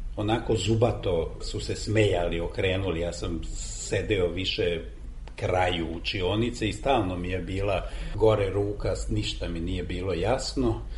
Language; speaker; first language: Serbian; non-native, local second language; Hungarian